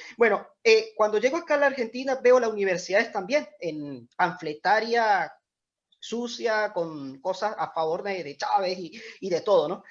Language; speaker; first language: Spanish; native; Spanish